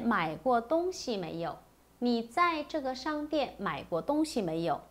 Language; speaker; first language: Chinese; non-native, fluent; Korean